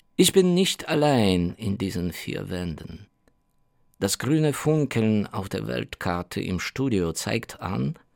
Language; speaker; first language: German; non-native, fluent; Ukrainian